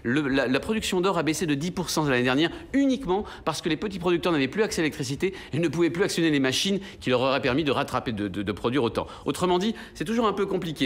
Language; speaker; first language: French; native; French